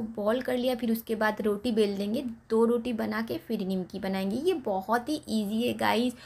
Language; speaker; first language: Hindi; non-native, local second language; Bangla